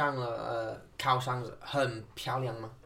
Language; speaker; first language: Chinese; non-native, learner; English